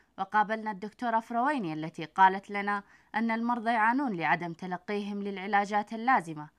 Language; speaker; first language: Arabic; non-native, fluent; Tigrinya